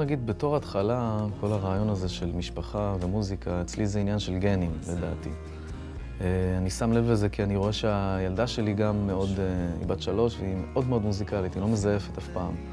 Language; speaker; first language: Hebrew; native; Hebrew